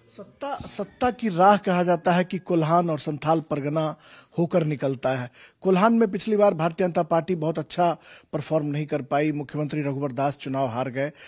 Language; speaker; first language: Hindi; native; Hindi